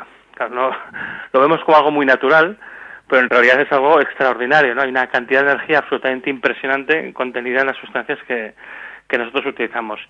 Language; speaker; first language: Spanish; native; Spanish